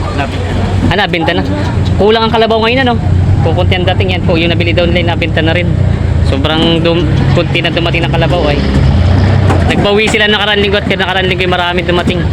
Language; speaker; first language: Filipino; native; Filipino